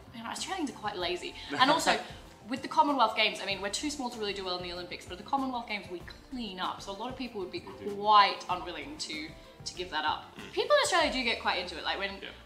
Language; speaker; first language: English; native; English